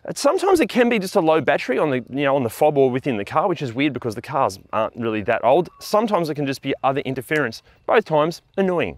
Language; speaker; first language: English; native; English